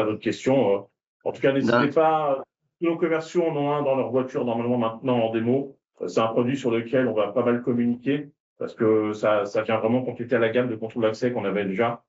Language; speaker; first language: French; native; French